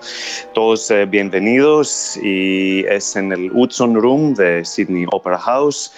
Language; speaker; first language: Spanish; non-native, fluent; Greek